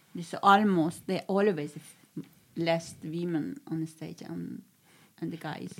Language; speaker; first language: English; non-native, fluent; Swedish